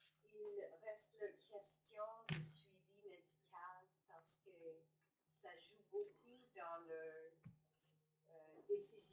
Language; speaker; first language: French; non-native, local second language; English